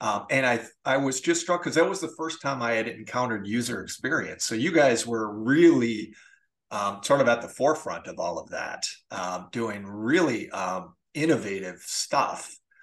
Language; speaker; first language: English; native; English